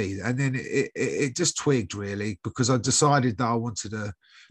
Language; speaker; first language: English; native; English